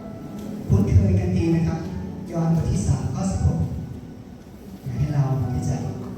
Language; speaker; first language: Thai; non-native, local second language; Iu Mien